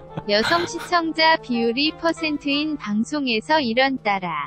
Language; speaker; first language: Korean; native; Korean